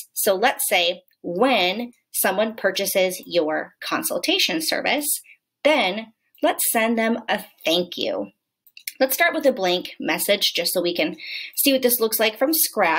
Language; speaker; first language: English; native; English